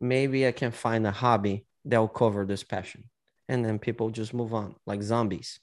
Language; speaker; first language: English; non-native, fluent; Portuguese